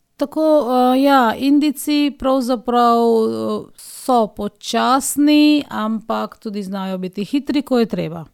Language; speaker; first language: Slovenian; non-native, fluent; Hindi